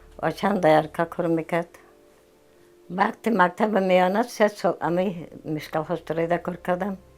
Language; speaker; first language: Tajik; non-native, fluent; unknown